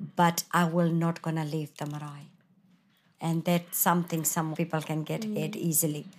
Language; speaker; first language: English; non-native, fluent; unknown